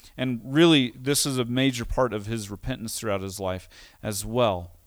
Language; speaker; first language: English; native; English